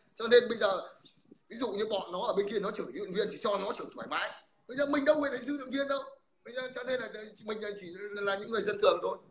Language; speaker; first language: Vietnamese; native; Vietnamese